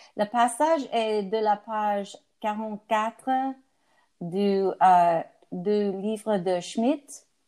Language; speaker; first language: French; non-native, learner; English